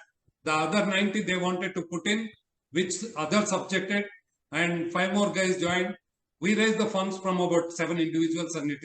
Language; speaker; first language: English; non-native, local second language; Telugu